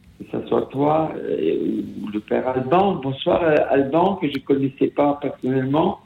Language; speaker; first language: French; non-native, fluent; Italian